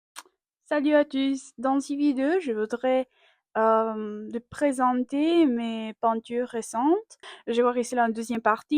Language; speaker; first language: French; non-native, learner; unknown